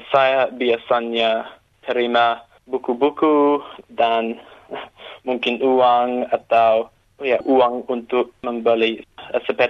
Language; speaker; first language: Indonesian; non-native, learner; English